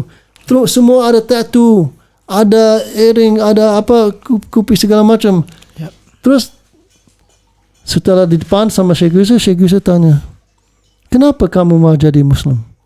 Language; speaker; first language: Indonesian; early bilingual, heritage; English